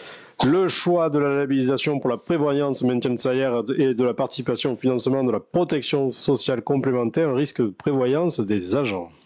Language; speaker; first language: French; native; French